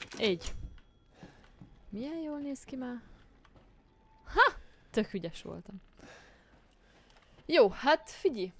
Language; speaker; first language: Hungarian; native; Hungarian